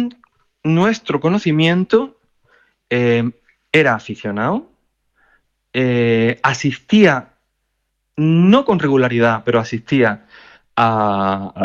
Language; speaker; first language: Spanish; native; Spanish